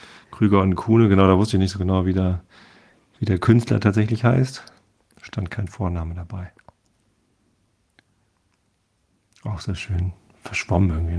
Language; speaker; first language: German; native; German